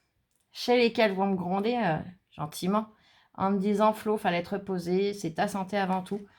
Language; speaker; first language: French; native; French